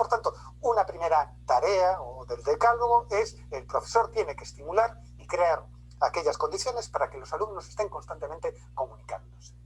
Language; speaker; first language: Spanish; native; Spanish